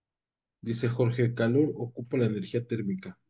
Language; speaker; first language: Spanish; native; Spanish